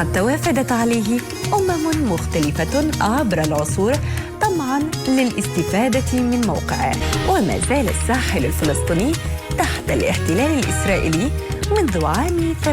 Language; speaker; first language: Arabic; native; Arabic